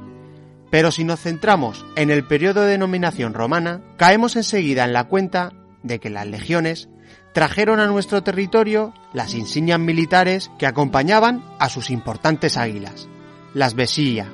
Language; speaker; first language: Spanish; native; Spanish